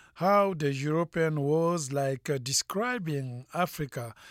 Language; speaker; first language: English; non-native, fluent; French